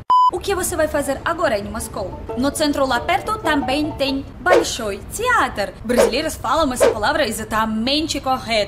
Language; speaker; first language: Portuguese; non-native, learner; Russian